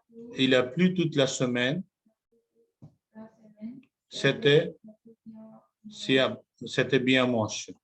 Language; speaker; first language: French; non-native, fluent; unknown